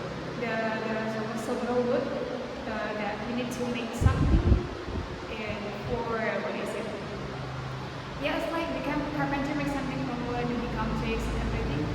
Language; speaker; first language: English; non-native, learner; Indonesian